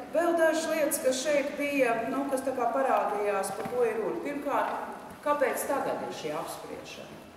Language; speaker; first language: Latvian; native; Latvian